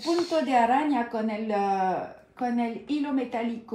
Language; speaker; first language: Spanish; non-native, learner; French